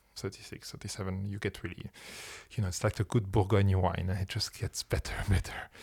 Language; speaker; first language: English; non-native, fluent; French